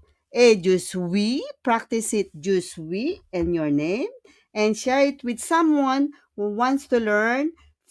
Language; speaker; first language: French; non-native, fluent; Filipino